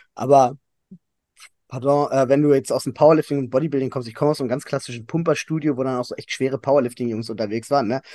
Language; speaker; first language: German; native; German